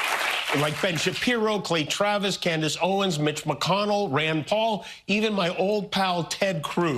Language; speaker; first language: English; native; English